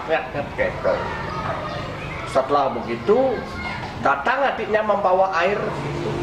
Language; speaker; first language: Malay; non-native, local second language; Balinese